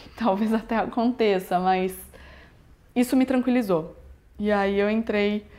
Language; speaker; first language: Portuguese; native; Portuguese